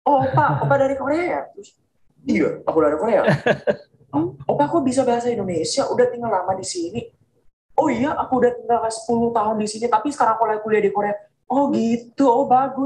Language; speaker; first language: Indonesian; non-native, fluent; Korean